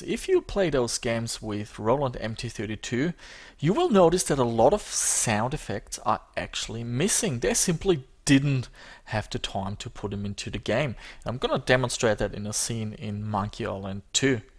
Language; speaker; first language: English; native; English